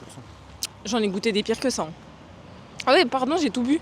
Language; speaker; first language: French; native; French